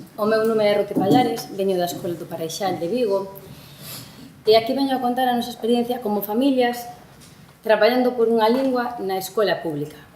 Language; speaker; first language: Galician; non-native, local second language; Spanish